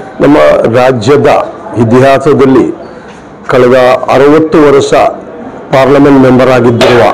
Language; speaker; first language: Kannada; non-native, local second language; Urdu